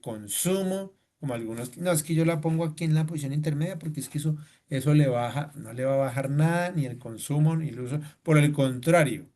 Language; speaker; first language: Spanish; native; Spanish